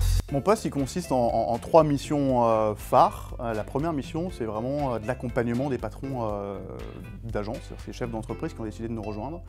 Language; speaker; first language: French; native; French